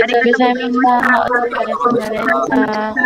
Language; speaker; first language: Japanese; non-native, learner; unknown